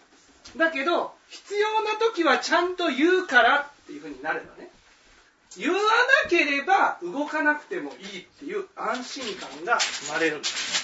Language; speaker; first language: Japanese; native; Japanese